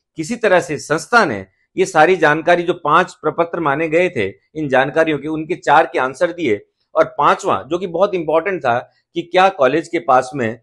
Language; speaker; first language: Hindi; native; Hindi